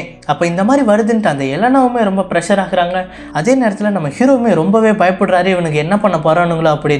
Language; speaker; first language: Tamil; native; Tamil